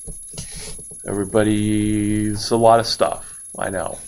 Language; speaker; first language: English; native; English